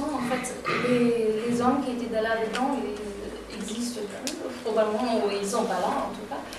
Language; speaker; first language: French; non-native, fluent; German